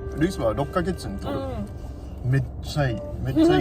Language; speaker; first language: Japanese; non-native, learner; English